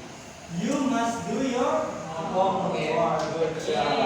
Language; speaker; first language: English; non-native, learner; Indonesian